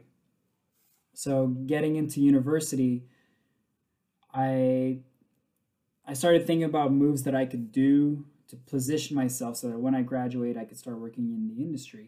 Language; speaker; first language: English; native; English